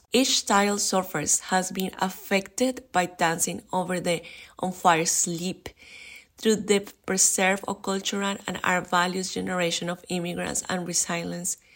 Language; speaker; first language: English; non-native, fluent; Spanish